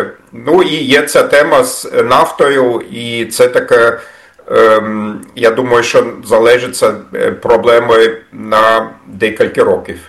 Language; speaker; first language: Ukrainian; non-native, fluent; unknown